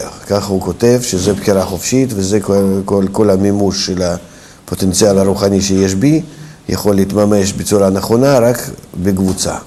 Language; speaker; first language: Hebrew; non-native, fluent; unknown